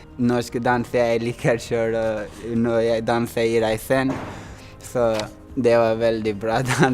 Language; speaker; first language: Norwegian; non-native, learner; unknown